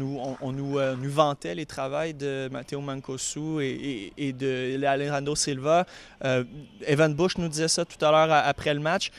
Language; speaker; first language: French; native; French